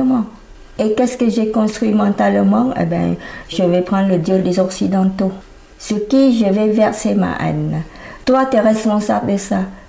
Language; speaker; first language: French; non-native, fluent; Khmer